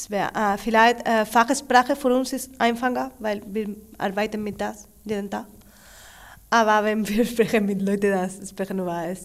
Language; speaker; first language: German; non-native, learner; Spanish